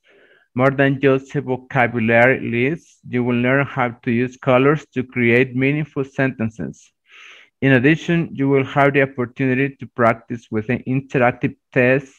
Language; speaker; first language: English; non-native, fluent; Spanish